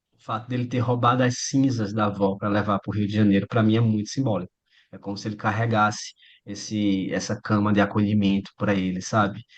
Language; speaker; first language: Portuguese; native; Portuguese